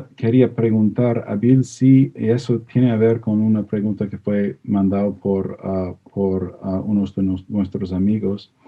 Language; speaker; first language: Spanish; non-native, fluent; English